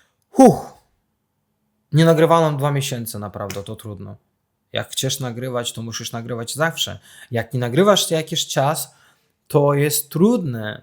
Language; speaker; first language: Polish; non-native, fluent; Azerbaijani